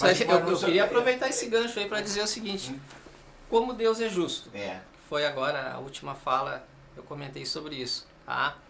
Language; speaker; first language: Portuguese; native; Portuguese